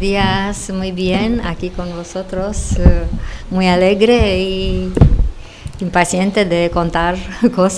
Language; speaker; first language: Spanish; non-native, fluent; Romanian